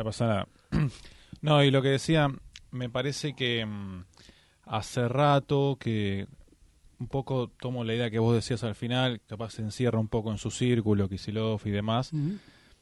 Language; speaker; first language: Spanish; native; Spanish